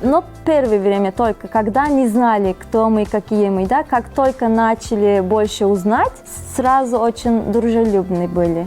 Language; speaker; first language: Russian; non-native, fluent; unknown